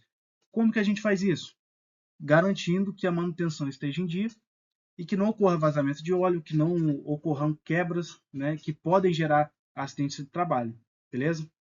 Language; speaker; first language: Portuguese; native; Portuguese